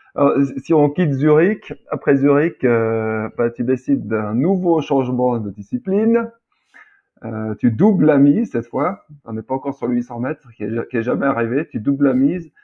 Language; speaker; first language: French; native; French